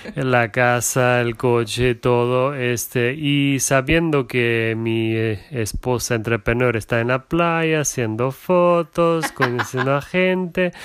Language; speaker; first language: Spanish; non-native, fluent; German